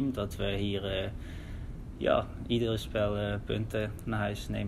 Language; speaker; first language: Dutch; early bilingual, heritage; German